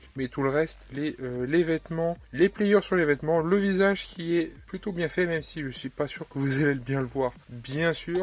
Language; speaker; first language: French; native; French